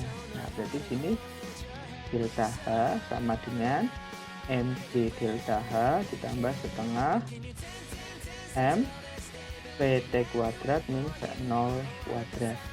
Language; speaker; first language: Indonesian; native; Indonesian